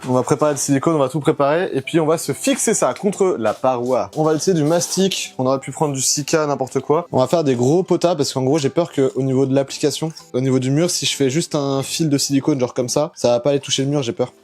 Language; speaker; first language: French; native; French